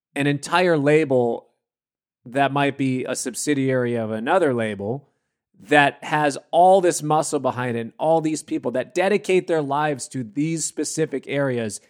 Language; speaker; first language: English; native; English